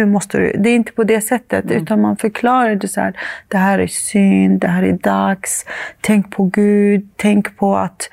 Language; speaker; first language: Swedish; early bilingual, other home language; Arabic